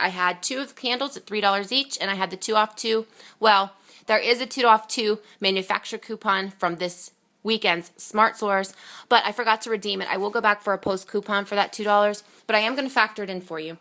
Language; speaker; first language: English; native; English